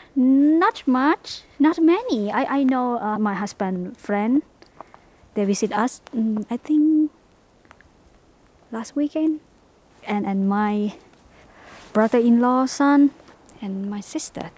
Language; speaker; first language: English; non-native, learner; Thai